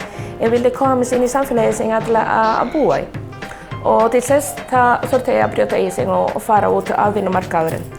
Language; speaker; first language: Icelandic; non-native, fluent; Spanish